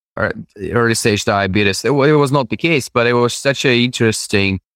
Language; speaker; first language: English; non-native, fluent; Russian